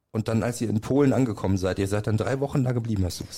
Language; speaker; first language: German; native; German